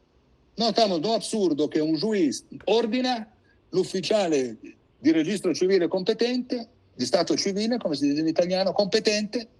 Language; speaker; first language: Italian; non-native, fluent; Portuguese